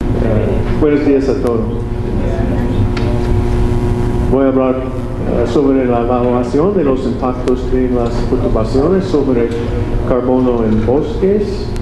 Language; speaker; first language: Spanish; non-native, learner; English